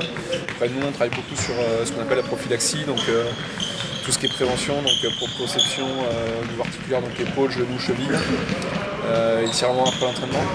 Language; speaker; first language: French; native; French